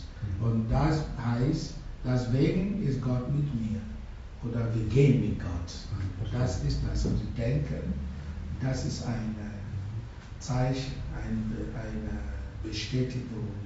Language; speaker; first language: German; non-native, learner; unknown